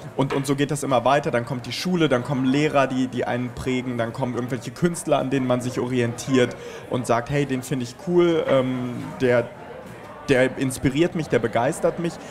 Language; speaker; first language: German; early bilingual, other home language; Russian